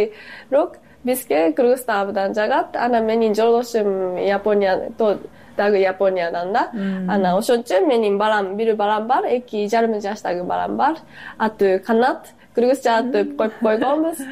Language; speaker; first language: Kyrgyz; non-native, fluent; Japanese